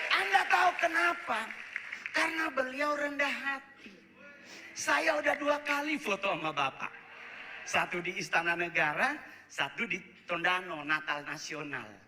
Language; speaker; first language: Indonesian; native; Indonesian